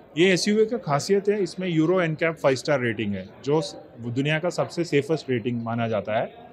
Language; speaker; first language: Hindi; non-native, local second language; Gujarati